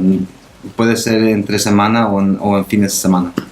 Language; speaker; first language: Spanish; non-native, local second language; English